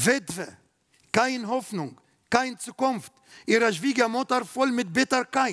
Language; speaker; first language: German; non-native, learner; Arabic